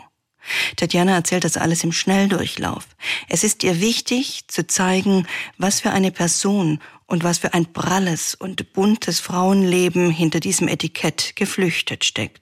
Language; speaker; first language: German; native; German